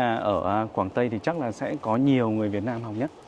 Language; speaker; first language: Vietnamese; native; Vietnamese